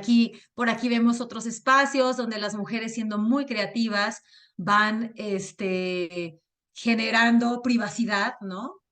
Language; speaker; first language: Spanish; native; Spanish